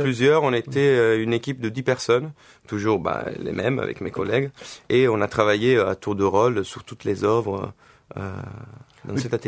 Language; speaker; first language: French; non-native, fluent; Italian